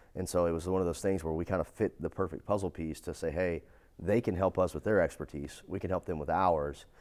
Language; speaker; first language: English; native; English